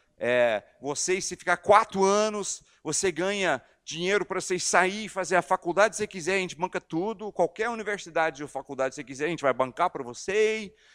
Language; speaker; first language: Portuguese; non-native, fluent; English